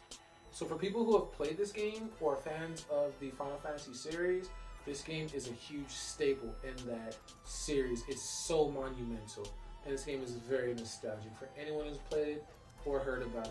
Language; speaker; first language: English; native; English